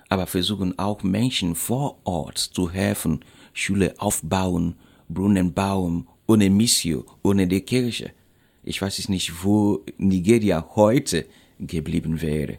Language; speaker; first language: German; non-native, fluent; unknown